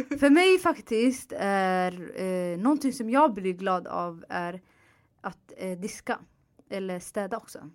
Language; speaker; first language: Swedish; non-native, fluent; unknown